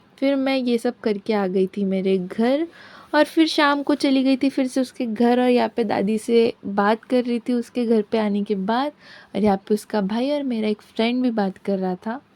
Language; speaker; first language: Hindi; non-native, local second language; Bangla